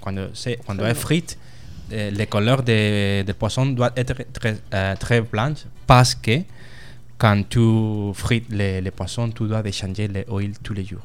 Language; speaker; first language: French; non-native, learner; Spanish